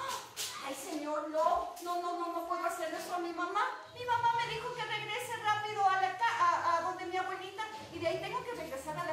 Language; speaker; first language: Spanish; native; Spanish